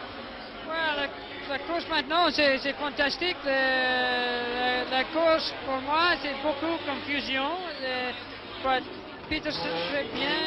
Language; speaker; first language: French; non-native, learner; English